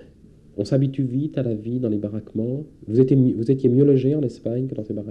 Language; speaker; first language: French; native; French